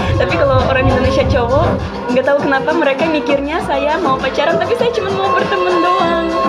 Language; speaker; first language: Indonesian; early bilingual, heritage; Russian